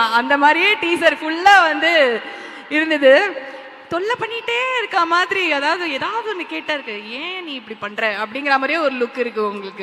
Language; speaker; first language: Tamil; native; Tamil